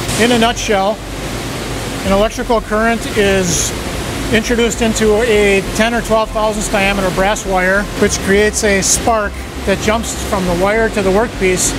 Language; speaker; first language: English; native; English